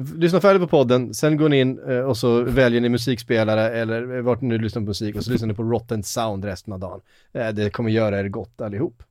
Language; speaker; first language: Swedish; native; Swedish